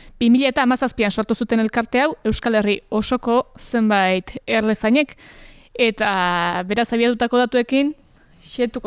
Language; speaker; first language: Basque; native; Basque